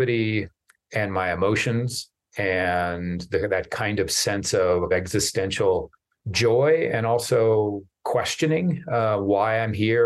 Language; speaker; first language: English; native; English